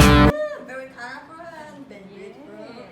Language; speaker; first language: English; non-native, learner; Japanese